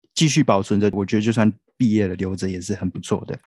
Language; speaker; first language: Chinese; non-native, local second language; Min Nan Chinese